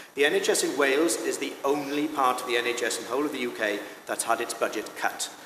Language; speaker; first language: English; native; English